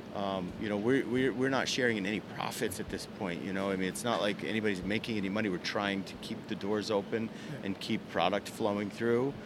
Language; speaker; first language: English; native; English